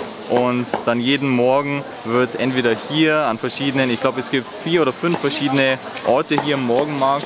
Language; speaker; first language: German; native; German